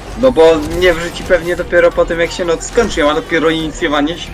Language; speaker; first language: Polish; native; Polish